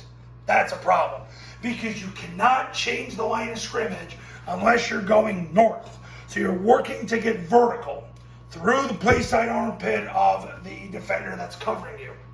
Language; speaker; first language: English; native; English